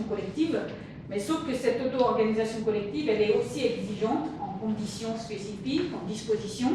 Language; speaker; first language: French; native; French